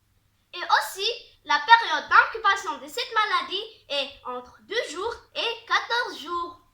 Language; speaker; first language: French; non-native, learner; Arabic